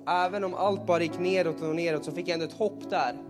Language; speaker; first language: Swedish; native; Swedish